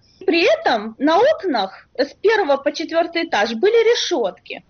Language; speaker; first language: Russian; native; Russian